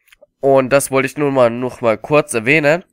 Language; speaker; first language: German; native; German